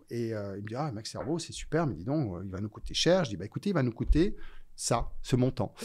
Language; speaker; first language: French; native; French